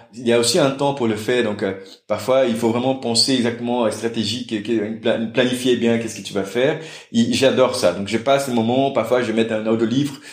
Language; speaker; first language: French; non-native, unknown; Portuguese